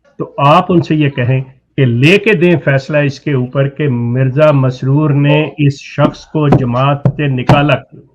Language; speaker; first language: Urdu; native; Urdu